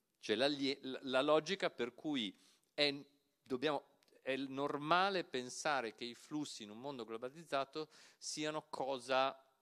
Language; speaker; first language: Italian; native; Italian